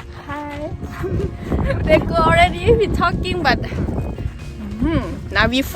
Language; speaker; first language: English; non-native, learner; Thai